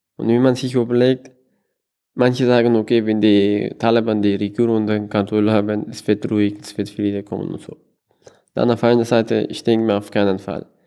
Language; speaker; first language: German; non-native, learner; Persian